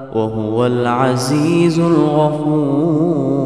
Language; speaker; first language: Arabic; non-native, fluent; Indonesian